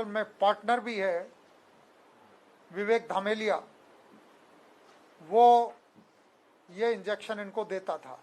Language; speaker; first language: Hindi; non-native, local second language; Gujarati